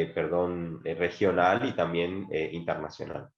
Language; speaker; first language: Spanish; native; Spanish